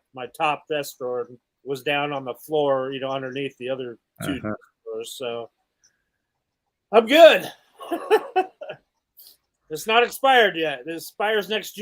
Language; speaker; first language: English; native; English